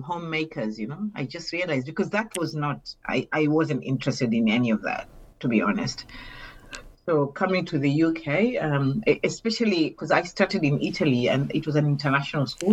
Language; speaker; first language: English; non-native, local second language; Swahili